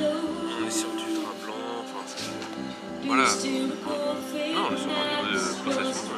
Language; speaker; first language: French; native; French